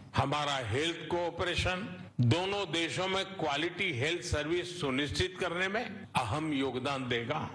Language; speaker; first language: Hindi; non-native, local second language; Gujarati